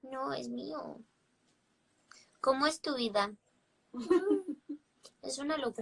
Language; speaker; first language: Spanish; early bilingual, heritage; English